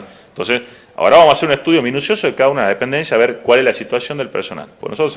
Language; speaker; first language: Spanish; native; Spanish